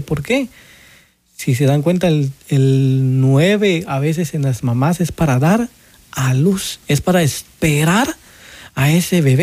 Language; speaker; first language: Spanish; native; Spanish